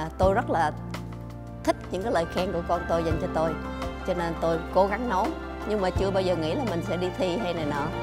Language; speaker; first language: Vietnamese; early bilingual, heritage; Vietnamese